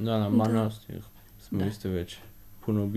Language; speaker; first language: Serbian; early bilingual, heritage; Serbian